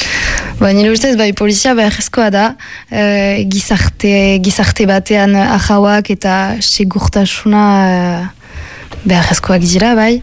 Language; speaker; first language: Basque; non-native, local second language; French